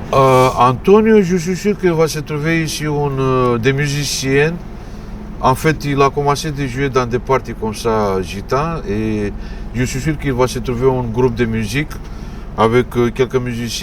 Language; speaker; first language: French; non-native, fluent; Romanian